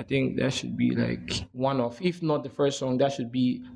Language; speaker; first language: English; non-native, local second language; Igbo